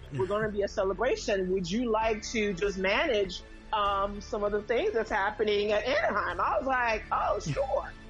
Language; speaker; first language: English; early bilingual, other home language; Haitian Creole